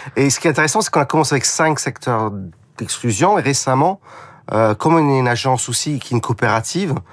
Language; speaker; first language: French; non-native, fluent; English